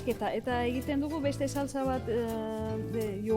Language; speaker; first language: Basque; non-native, learner; Turkish